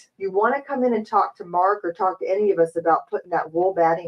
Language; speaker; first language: English; native; English